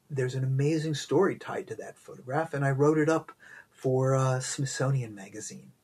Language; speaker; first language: English; native; English